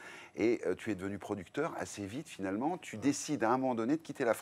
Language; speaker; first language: French; native; French